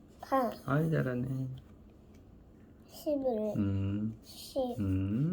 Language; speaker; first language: Korean; native; Korean